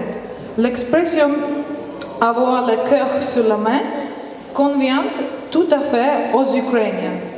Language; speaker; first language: French; non-native, fluent; Ukrainian